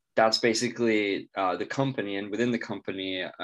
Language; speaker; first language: English; non-native, fluent; Norwegian